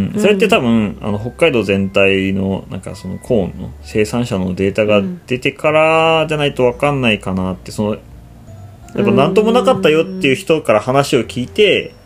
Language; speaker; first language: Japanese; native; Japanese